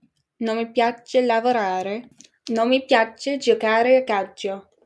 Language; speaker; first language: Italian; non-native, learner; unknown